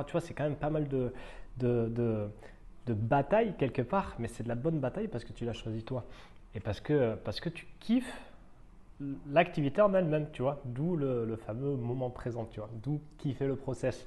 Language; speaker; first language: French; native; French